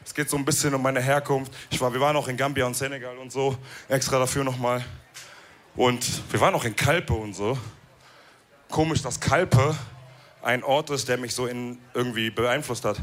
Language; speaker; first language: German; early bilingual, other home language; Wolof